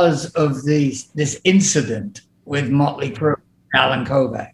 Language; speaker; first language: English; native; English